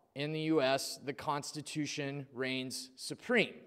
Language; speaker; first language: English; native; English